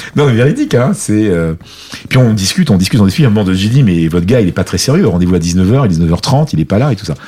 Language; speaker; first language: French; native; French